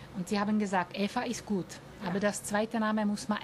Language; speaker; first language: German; non-native, learner; Czech